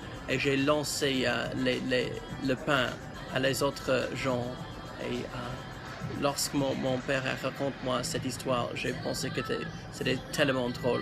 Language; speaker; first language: French; non-native, learner; English